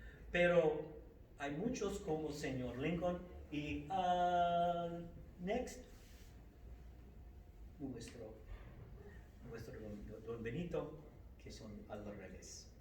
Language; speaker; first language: Spanish; non-native, fluent; English